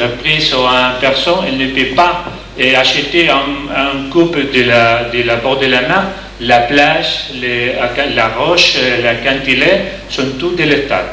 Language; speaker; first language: French; non-native, learner; Spanish